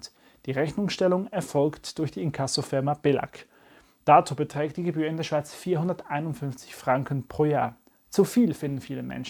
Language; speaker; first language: German; native; German